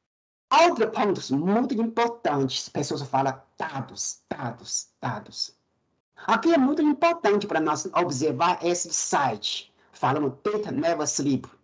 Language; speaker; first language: Portuguese; non-native, fluent; Chinese